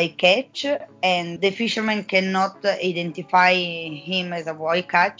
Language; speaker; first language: English; non-native, fluent; Italian